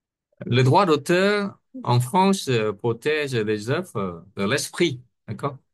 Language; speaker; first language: French; non-native, fluent; Vietnamese